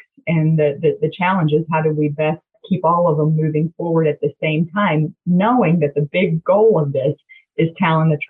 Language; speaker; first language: English; native; English